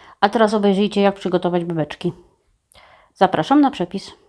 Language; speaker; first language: Polish; native; Polish